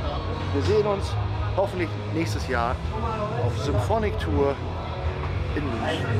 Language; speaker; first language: German; native; German